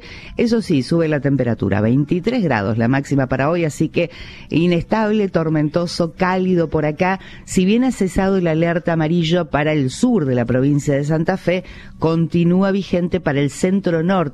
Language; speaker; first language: Spanish; native; Spanish